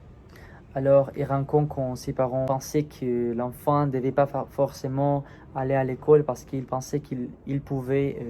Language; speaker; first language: French; non-native, learner; Spanish